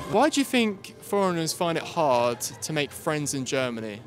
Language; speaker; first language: English; native; English